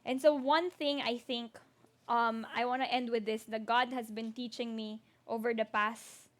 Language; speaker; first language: English; non-native, local second language; Filipino